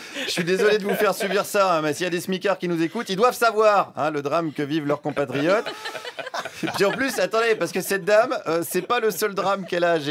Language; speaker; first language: French; native; French